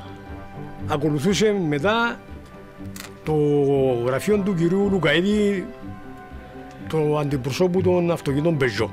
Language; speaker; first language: Greek; native; Greek